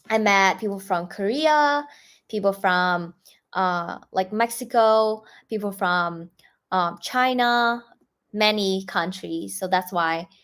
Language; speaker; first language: English; non-native, fluent; Vietnamese